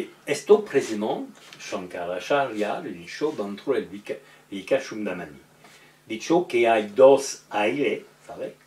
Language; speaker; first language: Spanish; non-native, learner; French